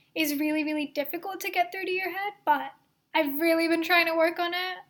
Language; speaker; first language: English; early bilingual, other home language; Hindi